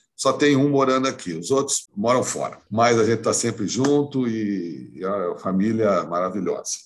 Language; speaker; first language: Portuguese; native; Portuguese